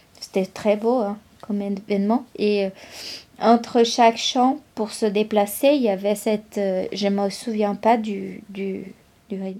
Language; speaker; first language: French; non-native, fluent; Portuguese